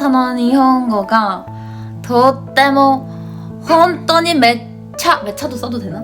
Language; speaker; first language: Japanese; non-native, learner; Korean